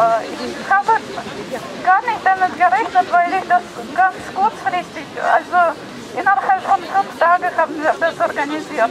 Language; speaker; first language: German; non-native, fluent; Ukrainian